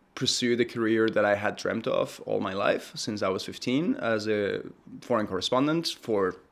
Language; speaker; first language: English; non-native, fluent; Spanish